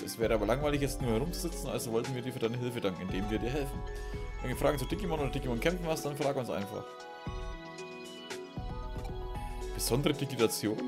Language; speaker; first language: German; native; German